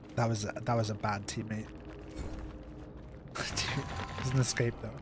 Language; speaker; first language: English; non-native, local second language; Welsh